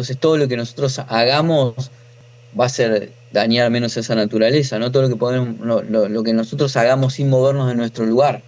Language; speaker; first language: Spanish; native; Spanish